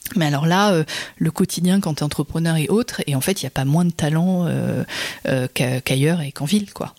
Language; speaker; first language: French; native; French